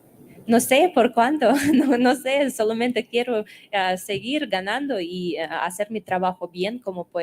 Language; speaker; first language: Spanish; non-native, fluent; Russian